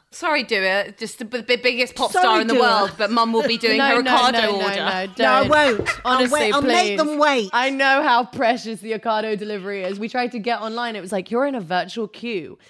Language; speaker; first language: English; early bilingual, other home language; Albanian